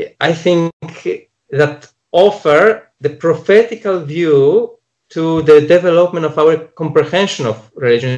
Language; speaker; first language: English; non-native, fluent; Polish